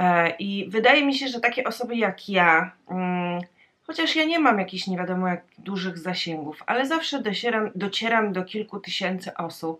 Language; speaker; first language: Polish; native; Polish